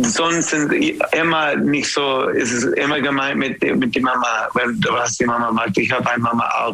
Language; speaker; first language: German; non-native, learner; English